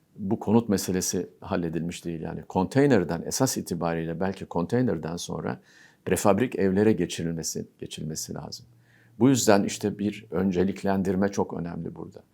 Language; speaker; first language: Turkish; native; Turkish